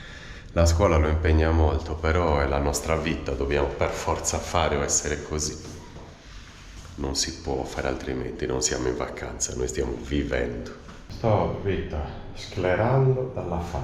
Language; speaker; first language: Italian; native; Italian